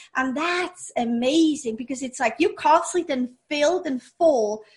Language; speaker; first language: English; non-native, fluent; Swiss German